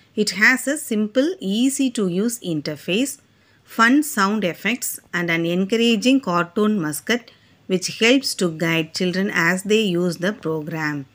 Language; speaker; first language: English; non-native, local second language; Tamil